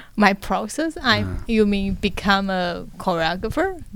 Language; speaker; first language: English; non-native, learner; Chinese